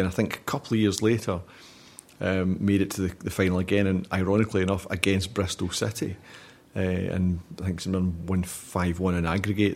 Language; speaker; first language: English; native; English